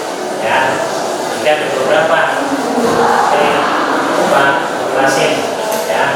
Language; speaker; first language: Indonesian; native; Indonesian